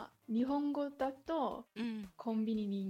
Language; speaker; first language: Japanese; non-native, learner; English